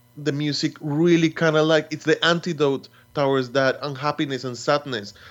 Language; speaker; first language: English; non-native, fluent; Spanish